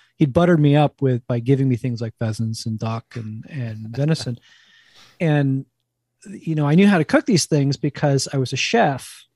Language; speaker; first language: English; native; English